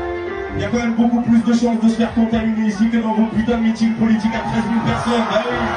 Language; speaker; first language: French; native; French